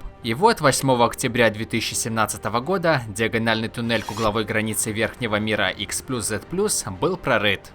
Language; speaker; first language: Russian; native; Russian